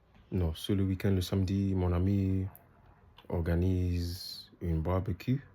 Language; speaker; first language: French; non-native, learner; English